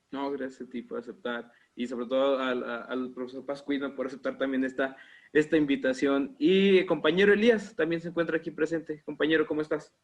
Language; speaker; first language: Spanish; native; Spanish